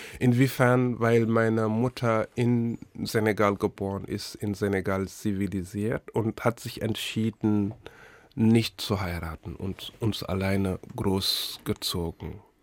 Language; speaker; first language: German; non-native, fluent; Wolof